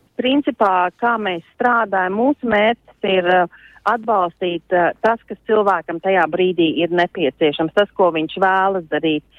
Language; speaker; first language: Latvian; native; Latvian